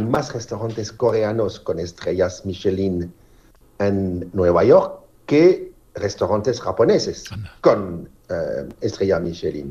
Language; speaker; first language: Spanish; non-native, fluent; French